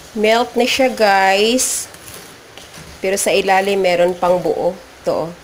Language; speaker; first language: Filipino; non-native, local second language; Cebuano